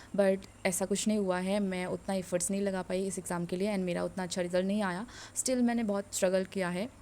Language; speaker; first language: Hindi; non-native, local second language; Assamese